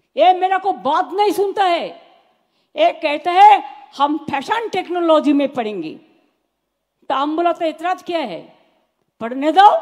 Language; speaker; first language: Hindi; non-native, local second language; Bangla